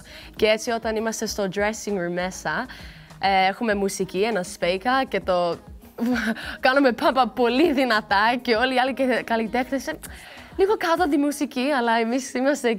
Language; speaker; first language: Greek; early bilingual, heritage; Greek